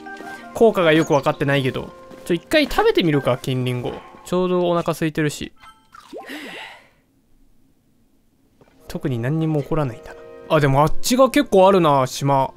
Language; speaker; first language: Japanese; native; Japanese